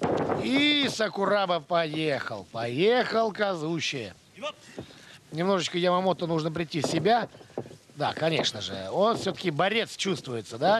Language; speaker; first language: Russian; native; Russian